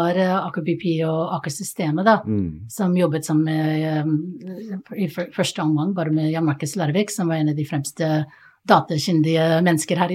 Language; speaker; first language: Norwegian; non-native, fluent; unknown